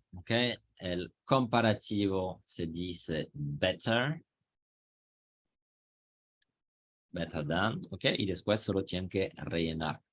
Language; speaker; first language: Spanish; non-native, fluent; French